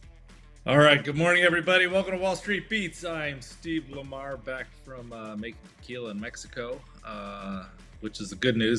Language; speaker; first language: English; native; English